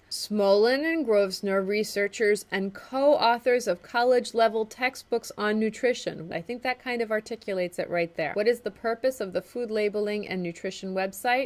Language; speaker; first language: English; native; English